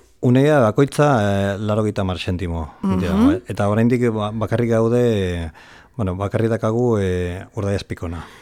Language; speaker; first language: Basque; non-native, local second language; Spanish